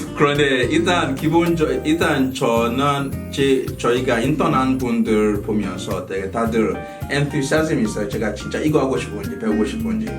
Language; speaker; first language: Korean; non-native, fluent; Yoruba